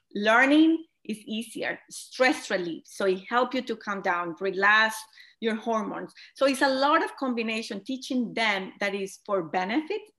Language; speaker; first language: English; non-native, fluent; Spanish